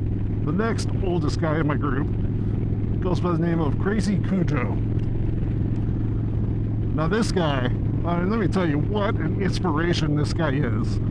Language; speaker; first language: English; native; English